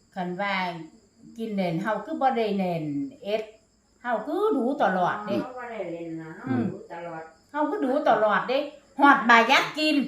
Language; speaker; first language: Thai; non-native, fluent; Vietnamese